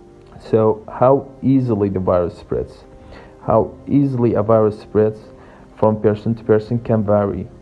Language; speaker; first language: English; non-native, fluent; Arabic